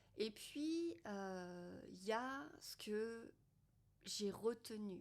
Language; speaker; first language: French; native; French